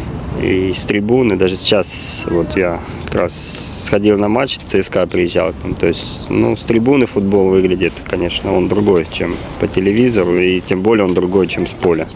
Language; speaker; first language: Russian; native; Russian